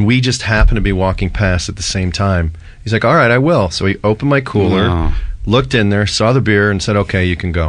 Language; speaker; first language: English; native; English